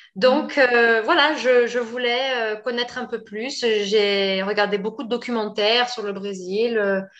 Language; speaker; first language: French; native; French